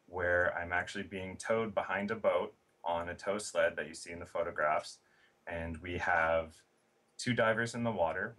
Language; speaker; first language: English; native; English